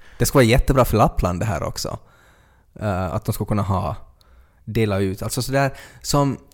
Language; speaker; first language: Swedish; native; Swedish